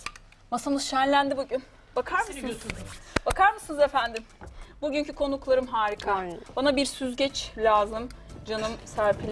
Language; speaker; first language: Turkish; native; Turkish